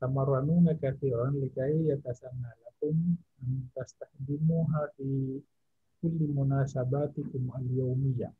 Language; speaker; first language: Arabic; non-native, fluent; Indonesian